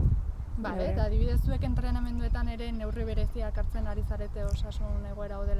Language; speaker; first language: Basque; native; Basque